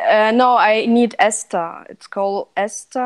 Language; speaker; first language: English; non-native, fluent; Russian